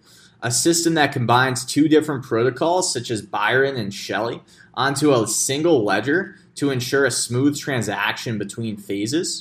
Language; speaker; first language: English; native; English